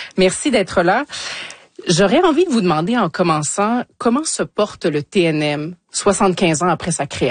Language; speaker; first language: French; native; French